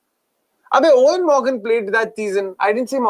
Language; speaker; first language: English; non-native, local second language; Hindi